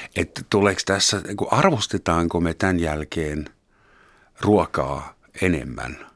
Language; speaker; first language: Finnish; non-native, fluent; German